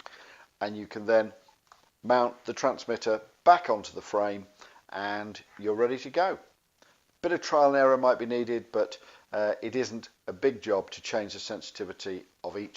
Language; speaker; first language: English; native; English